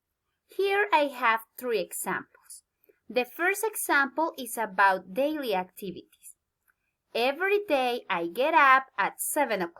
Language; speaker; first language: English; non-native, learner; Spanish